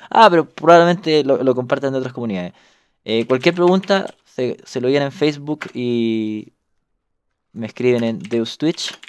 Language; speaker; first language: Spanish; native; Spanish